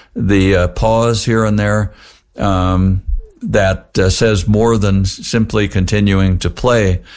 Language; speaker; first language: English; native; English